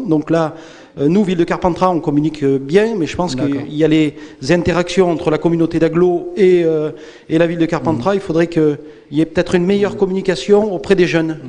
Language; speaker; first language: French; native; French